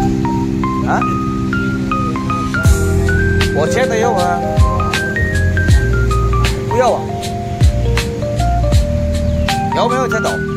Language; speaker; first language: Chinese; non-native, learner; Nepali